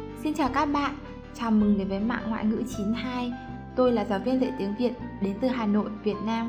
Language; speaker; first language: Vietnamese; native; Vietnamese